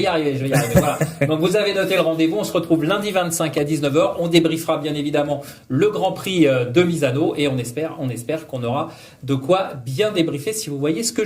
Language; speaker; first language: French; native; French